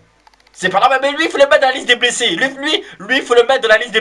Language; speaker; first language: French; native; French